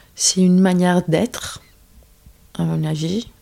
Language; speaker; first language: French; non-native, fluent; Greek